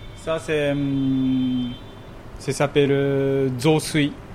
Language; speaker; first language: French; non-native, learner; Japanese